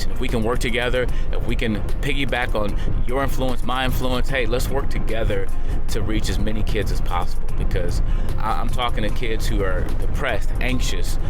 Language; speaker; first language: English; native; English